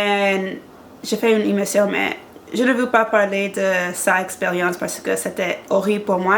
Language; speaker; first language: French; non-native, learner; English